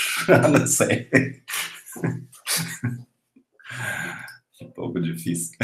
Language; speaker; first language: Spanish; non-native, learner; Portuguese